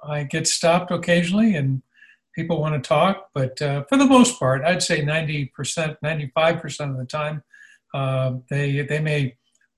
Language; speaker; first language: English; native; English